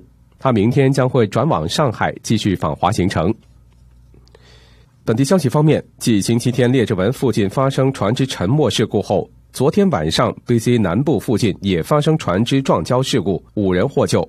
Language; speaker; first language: Chinese; native; Chinese